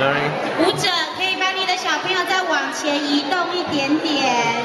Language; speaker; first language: Chinese; native; Chinese